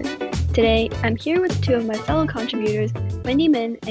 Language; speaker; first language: English; non-native, local second language; Cantonese